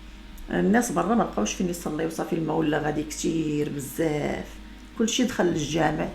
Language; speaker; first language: Arabic; native; Arabic